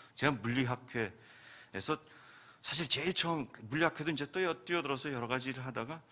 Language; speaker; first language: Korean; native; Korean